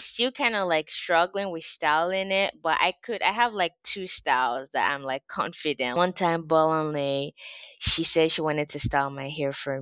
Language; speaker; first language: English; non-native, local second language; Yoruba